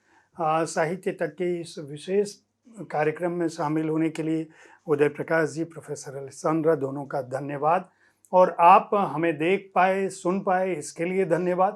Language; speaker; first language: Hindi; native; Hindi